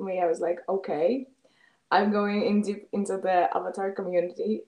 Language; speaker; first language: English; non-native, fluent; Russian